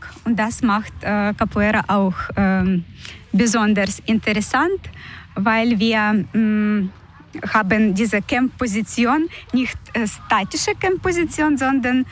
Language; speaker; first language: German; non-native, fluent; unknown